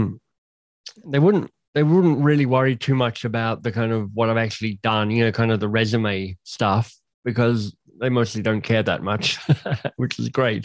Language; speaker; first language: English; native; English